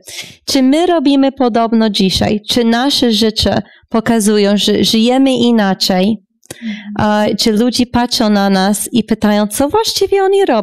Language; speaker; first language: Polish; non-native, fluent; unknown